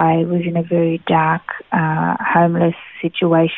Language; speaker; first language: English; native; English